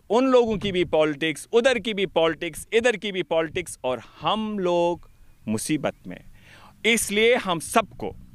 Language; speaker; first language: Hindi; non-native, local second language; Kashmiri